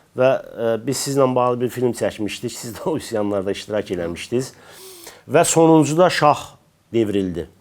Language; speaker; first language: Azerbaijani; native; Azerbaijani